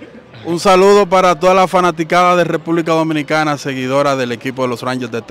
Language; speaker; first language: Spanish; native; Spanish